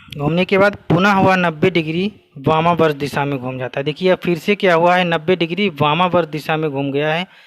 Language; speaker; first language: Hindi; native; Hindi